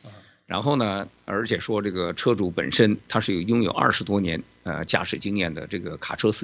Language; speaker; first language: Chinese; native; Chinese